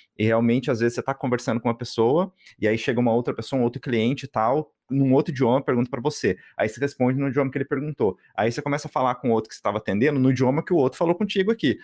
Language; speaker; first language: Portuguese; native; Portuguese